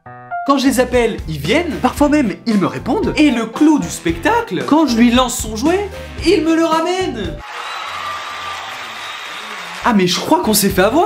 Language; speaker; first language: French; native; French